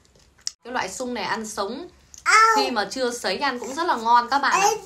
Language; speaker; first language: Vietnamese; native; Vietnamese